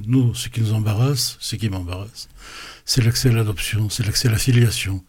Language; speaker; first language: French; native; French